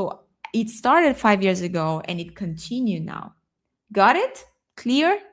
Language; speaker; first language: English; non-native, fluent; Portuguese